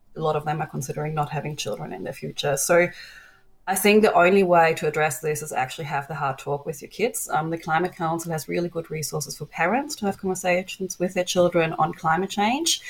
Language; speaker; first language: English; non-native, fluent; German